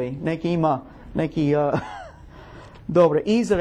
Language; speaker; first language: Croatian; non-native, learner; English